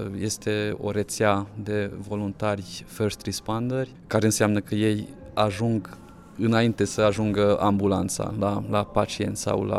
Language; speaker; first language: Romanian; non-native, local second language; Hungarian